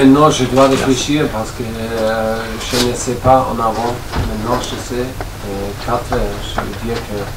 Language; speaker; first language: French; non-native, fluent; German